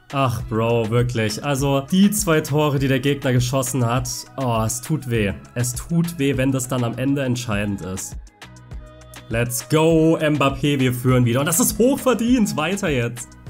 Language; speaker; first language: German; native; German